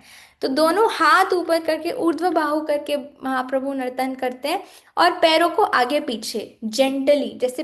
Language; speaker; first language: Hindi; native; Hindi